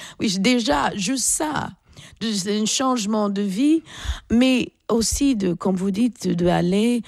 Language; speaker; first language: French; non-native, fluent; English